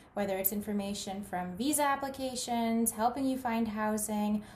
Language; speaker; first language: English; native; English